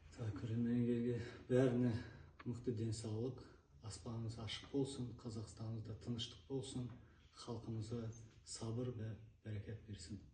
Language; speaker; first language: Kazakh; non-native, local second language; Turkish